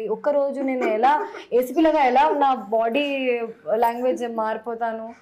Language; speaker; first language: Telugu; non-native, learner; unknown